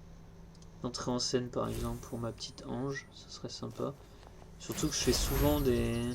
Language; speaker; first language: French; native; French